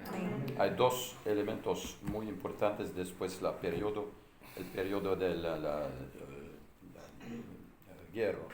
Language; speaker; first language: Spanish; non-native, learner; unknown